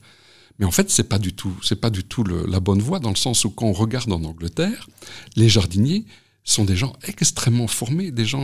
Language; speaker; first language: French; native; French